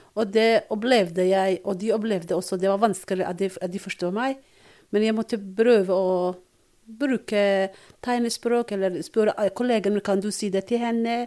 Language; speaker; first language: Norwegian; non-native, fluent; Somali